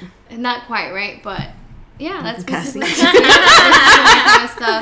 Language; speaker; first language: English; early bilingual, other home language; Spanish